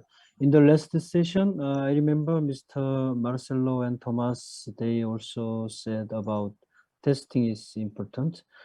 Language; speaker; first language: English; non-native, fluent; Korean